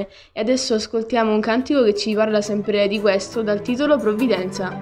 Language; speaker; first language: Italian; native; Italian